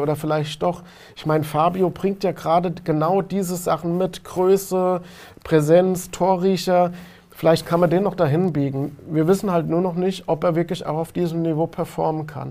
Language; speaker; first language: German; native; German